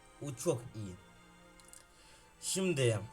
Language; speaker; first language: Turkish; non-native, learner; Ukrainian